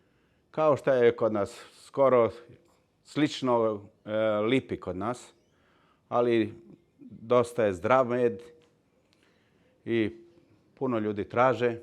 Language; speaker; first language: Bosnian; early bilingual, heritage; Serbian